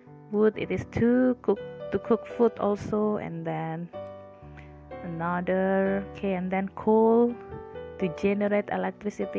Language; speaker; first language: English; non-native, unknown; Indonesian